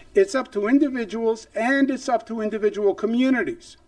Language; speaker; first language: English; native; English